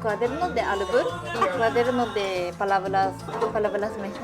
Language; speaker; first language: Spanish; non-native, fluent; Japanese